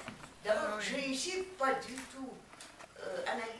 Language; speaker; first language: French; non-native, fluent; Russian